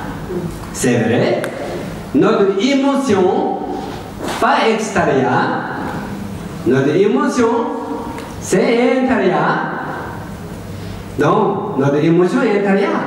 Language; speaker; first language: French; non-native, learner; Tibetan